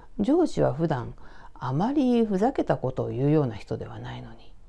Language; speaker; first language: Japanese; native; Japanese